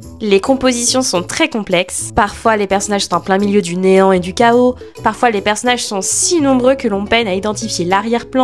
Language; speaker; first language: French; native; French